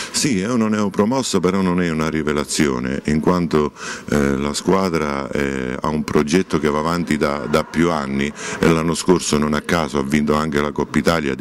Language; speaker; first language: Italian; native; Italian